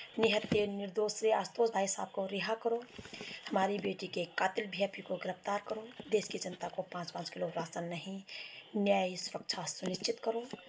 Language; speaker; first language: Hindi; non-native, local second language; Garhwali